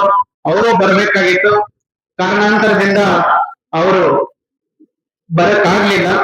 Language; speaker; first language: Kannada; native; Kannada